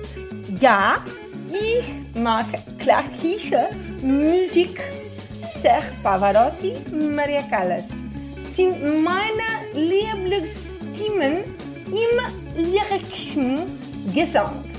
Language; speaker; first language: German; non-native, learner; Portuguese